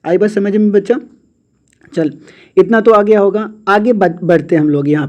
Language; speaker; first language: Hindi; native; Hindi